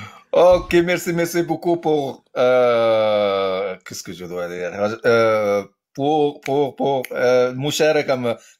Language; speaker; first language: French; non-native, learner; Arabic